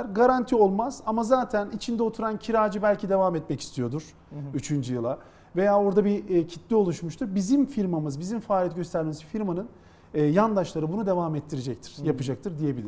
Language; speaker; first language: Turkish; native; Turkish